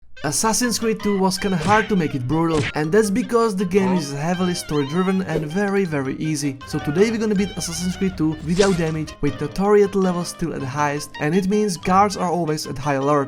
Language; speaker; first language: English; non-native, fluent; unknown